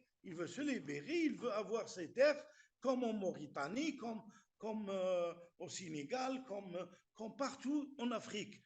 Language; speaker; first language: French; non-native, local second language; Arabic